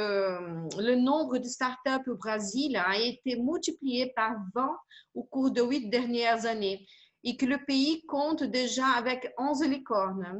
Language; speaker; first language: French; non-native, fluent; Portuguese